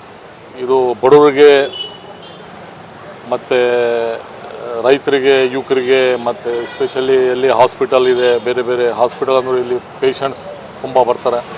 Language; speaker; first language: Kannada; non-native, local second language; Urdu